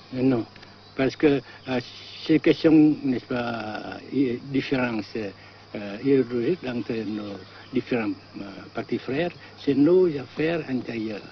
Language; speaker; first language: French; non-native, local second language; Vietnamese